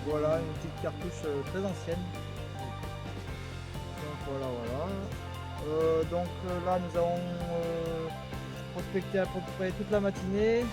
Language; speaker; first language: French; native; French